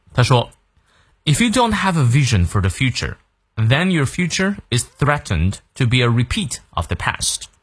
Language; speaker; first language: English; non-native, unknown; Chinese